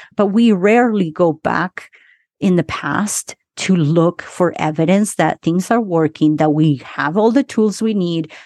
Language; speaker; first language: English; early bilingual, other home language; Spanish